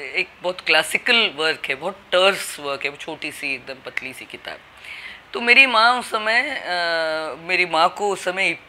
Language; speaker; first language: Hindi; native; Hindi